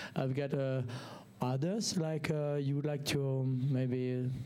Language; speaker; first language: English; non-native, learner; French